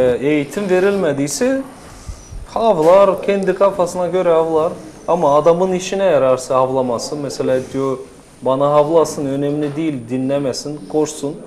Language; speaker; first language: Turkish; non-native, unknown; Russian